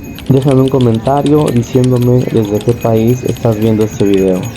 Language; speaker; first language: Spanish; native; Spanish